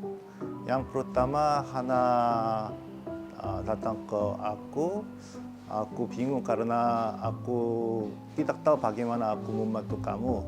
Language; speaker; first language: Indonesian; non-native, fluent; Korean